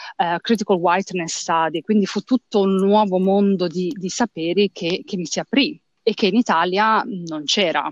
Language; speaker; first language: Italian; early bilingual, other home language; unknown